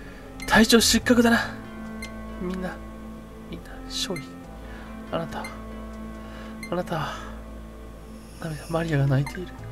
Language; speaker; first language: Japanese; native; Japanese